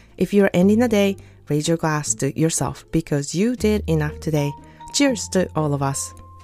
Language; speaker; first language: English; non-native, fluent; Japanese